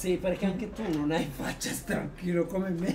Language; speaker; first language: Italian; non-native, learner; Arabic